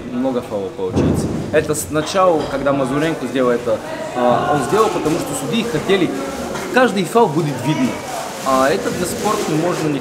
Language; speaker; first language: Russian; non-native, learner; Bulgarian